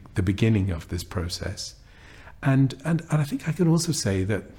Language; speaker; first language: English; native; English